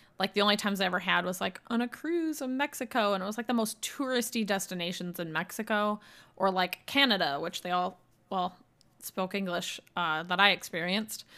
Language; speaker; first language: English; native; English